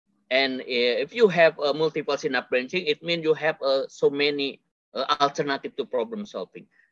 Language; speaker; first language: English; non-native, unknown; Indonesian